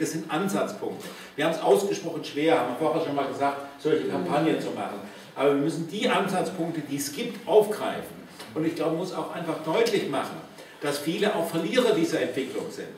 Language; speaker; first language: German; native; German